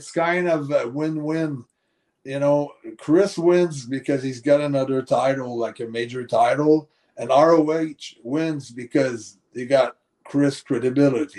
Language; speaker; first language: English; non-native, fluent; French